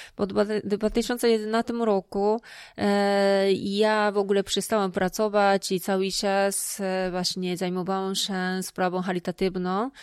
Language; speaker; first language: Polish; non-native, fluent; Japanese